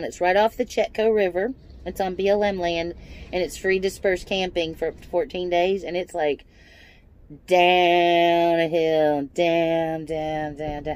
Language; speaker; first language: English; native; English